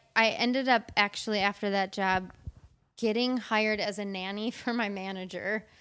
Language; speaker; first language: English; native; English